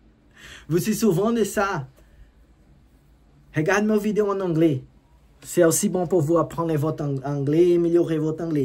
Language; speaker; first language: French; non-native, learner; Portuguese